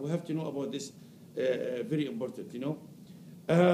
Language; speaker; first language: English; non-native, fluent; Arabic